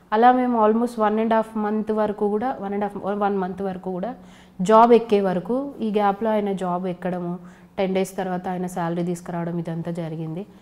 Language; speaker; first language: Telugu; native; Telugu